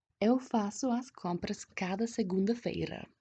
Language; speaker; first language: Portuguese; non-native, fluent; English